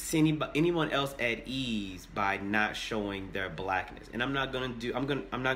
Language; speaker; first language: English; native; English